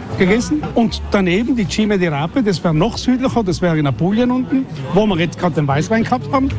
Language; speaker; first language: German; native; German